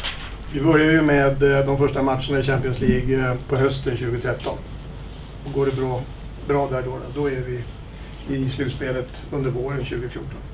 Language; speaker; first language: Swedish; native; Swedish